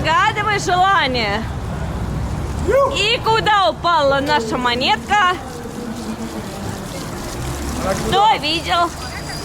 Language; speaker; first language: Russian; native; Russian